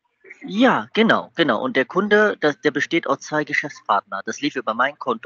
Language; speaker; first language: German; native; German